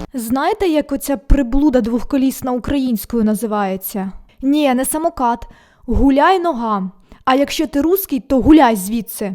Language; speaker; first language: Ukrainian; non-native, local second language; Russian